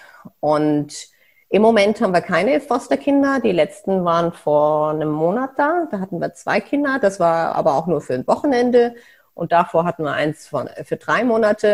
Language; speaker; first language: German; native; German